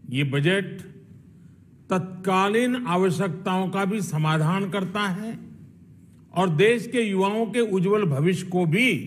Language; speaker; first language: Hindi; non-native, local second language; Gujarati